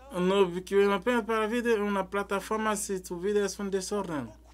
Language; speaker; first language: Spanish; non-native, learner; French